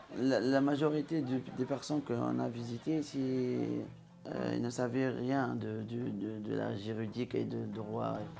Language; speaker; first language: French; non-native, local second language; Arabic